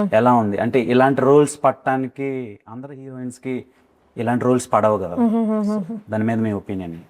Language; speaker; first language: Telugu; native; Telugu